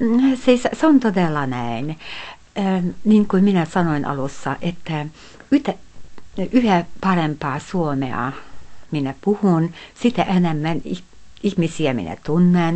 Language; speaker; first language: Finnish; non-native, fluent; Hungarian